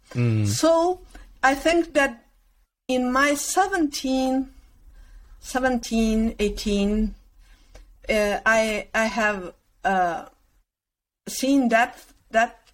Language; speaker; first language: English; non-native, learner; Spanish